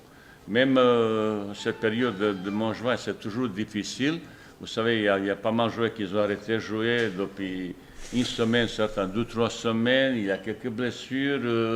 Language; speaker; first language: French; non-native, fluent; Bosnian